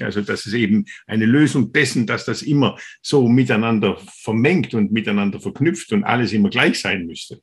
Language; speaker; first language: German; native; German